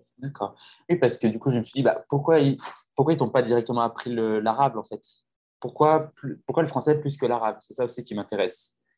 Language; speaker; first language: French; native; French